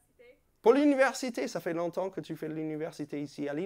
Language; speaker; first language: French; non-native, fluent; English